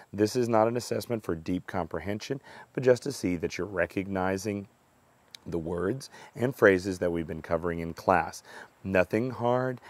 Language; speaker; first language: English; native; English